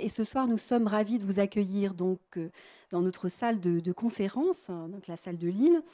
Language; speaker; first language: French; native; French